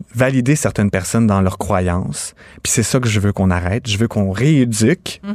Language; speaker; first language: French; native; French